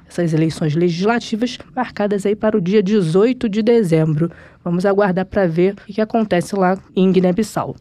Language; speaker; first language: Portuguese; native; Portuguese